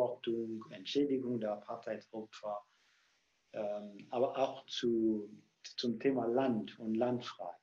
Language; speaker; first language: German; non-native, fluent; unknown